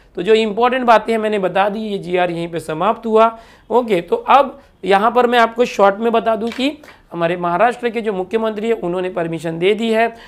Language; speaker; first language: Hindi; non-native, local second language; Marathi